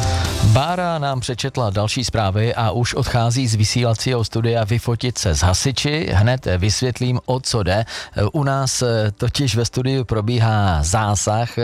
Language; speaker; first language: Czech; native; Czech